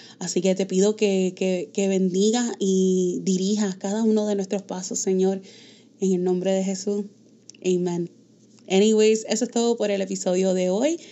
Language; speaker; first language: Spanish; early bilingual, heritage; Spanish